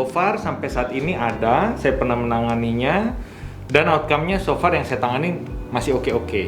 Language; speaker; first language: Indonesian; native; Indonesian